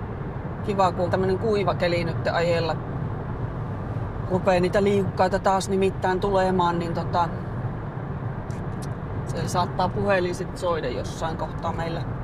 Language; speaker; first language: Finnish; native; Finnish